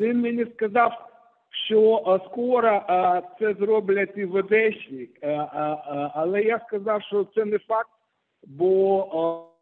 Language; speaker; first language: Ukrainian; non-native, local second language; Russian